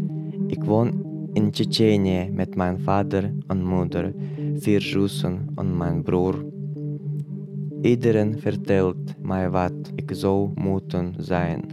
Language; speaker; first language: Dutch; non-native, learner; Chechen